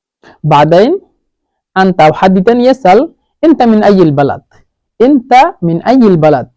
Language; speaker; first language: Arabic; non-native, fluent; Bangla